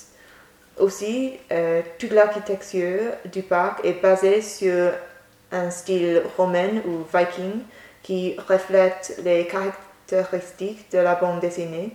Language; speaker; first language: French; non-native, learner; English